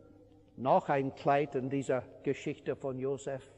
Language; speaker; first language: German; non-native, fluent; English